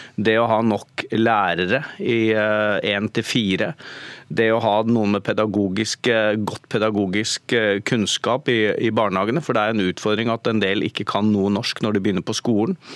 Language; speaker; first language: Norwegian; native; Norwegian